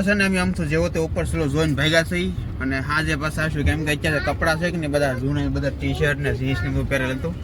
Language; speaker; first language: Gujarati; native; Gujarati